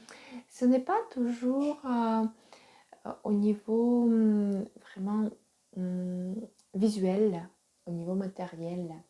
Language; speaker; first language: French; non-native, fluent; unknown